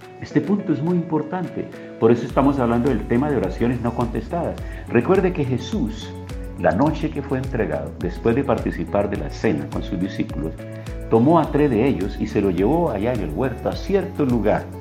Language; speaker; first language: Spanish; native; Spanish